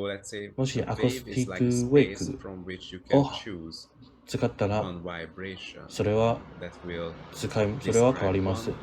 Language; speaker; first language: Japanese; non-native, learner; English